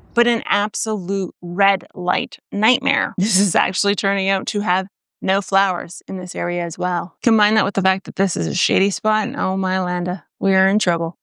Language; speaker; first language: English; native; English